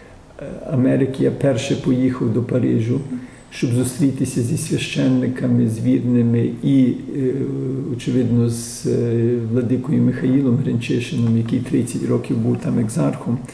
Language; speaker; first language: Ukrainian; early bilingual, heritage; Ukrainian